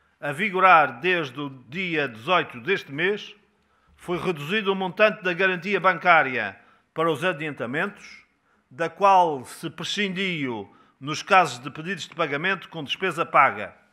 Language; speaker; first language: Portuguese; native; Portuguese